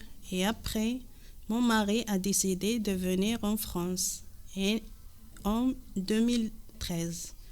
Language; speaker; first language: French; non-native, learner; Arabic